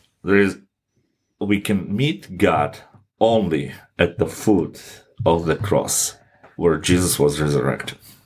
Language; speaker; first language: English; non-native, fluent; Russian